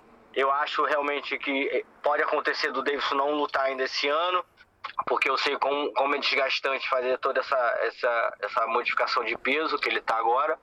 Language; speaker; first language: Portuguese; native; Portuguese